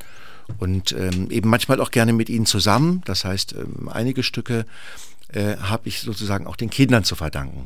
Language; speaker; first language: German; native; German